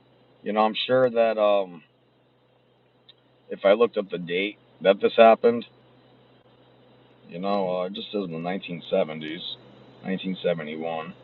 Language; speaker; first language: English; native; English